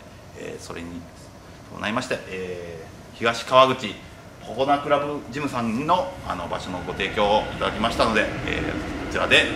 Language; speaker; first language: Japanese; native; Japanese